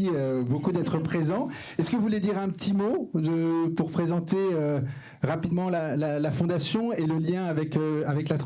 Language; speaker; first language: French; native; French